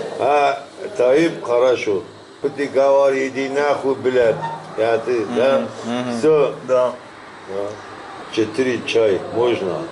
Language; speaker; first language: Russian; non-native, learner; Turkish